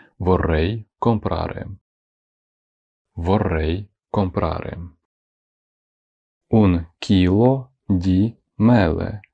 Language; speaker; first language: Italian; non-native, fluent; Ukrainian